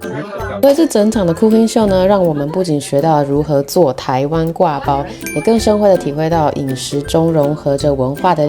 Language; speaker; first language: Chinese; native; Chinese